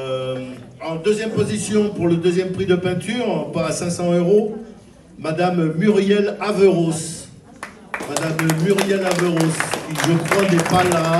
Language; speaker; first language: French; native; French